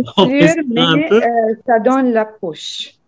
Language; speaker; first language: French; non-native, local second language; Arabic